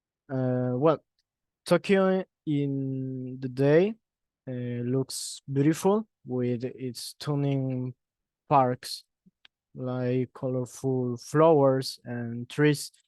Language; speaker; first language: English; non-native, learner; Spanish